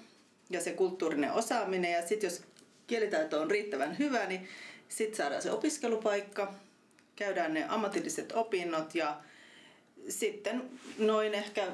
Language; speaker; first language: Finnish; native; Finnish